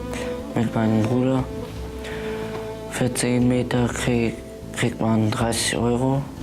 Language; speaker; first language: German; early bilingual, other home language; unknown